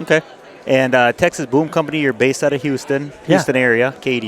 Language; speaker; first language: English; native; English